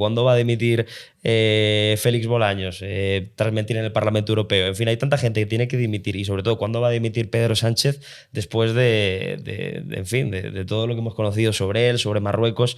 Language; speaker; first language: Spanish; native; Spanish